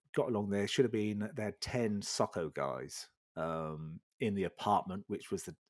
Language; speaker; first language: English; native; English